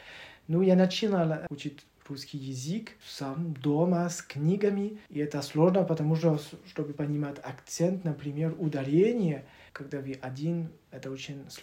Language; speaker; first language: Russian; non-native, learner; French